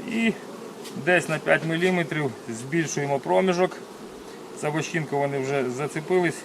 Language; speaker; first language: Ukrainian; non-native, local second language; Russian